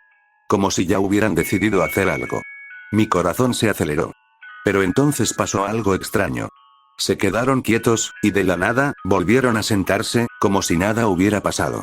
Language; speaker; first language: Spanish; native; Spanish